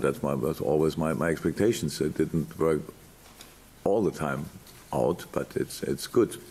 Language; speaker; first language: English; non-native, fluent; German